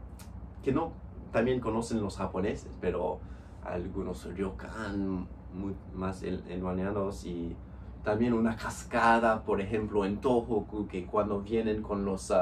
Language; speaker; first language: Spanish; non-native, fluent; English